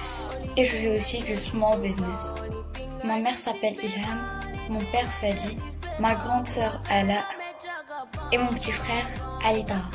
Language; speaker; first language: French; non-native, local second language; Arabic